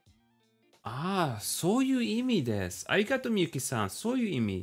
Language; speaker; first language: Japanese; non-native, learner; English